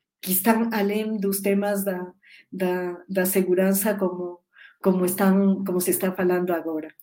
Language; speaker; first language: Portuguese; non-native, learner; Spanish